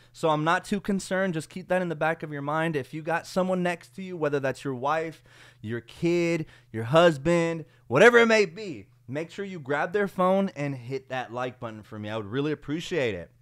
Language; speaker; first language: English; early bilingual, other home language; Spanish